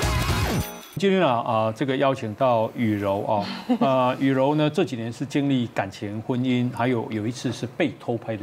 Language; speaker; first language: Chinese; native; Chinese